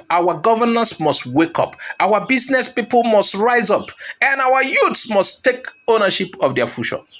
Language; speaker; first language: English; non-native, local second language; Igbo